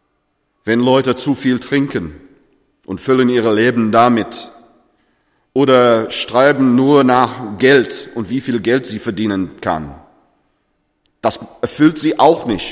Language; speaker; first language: German; non-native, fluent; English